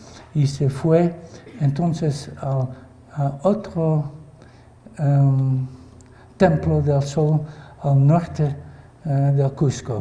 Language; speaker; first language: Spanish; non-native, fluent; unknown